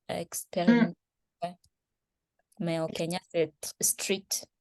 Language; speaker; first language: French; non-native, learner; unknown